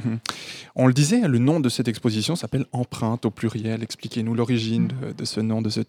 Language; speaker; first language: French; native; French